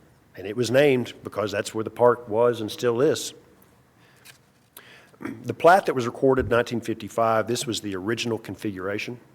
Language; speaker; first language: English; native; English